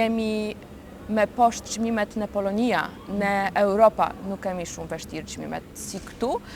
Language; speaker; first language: Albanian; non-native, learner; Polish